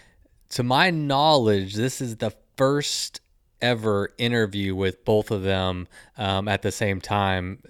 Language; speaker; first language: English; native; English